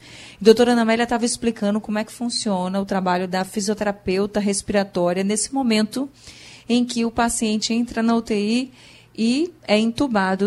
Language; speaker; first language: Portuguese; native; Portuguese